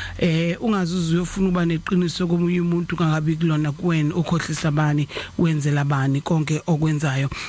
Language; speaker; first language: Zulu; native; Zulu